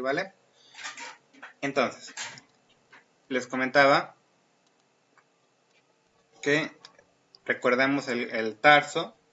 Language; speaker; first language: Spanish; native; Spanish